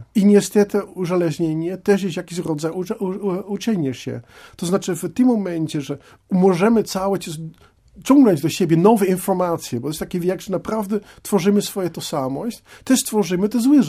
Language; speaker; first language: Polish; non-native, fluent; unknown